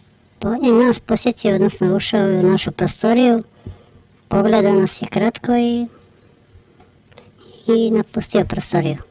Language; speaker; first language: Croatian; native; Croatian